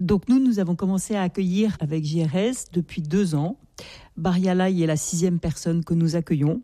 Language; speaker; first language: French; native; French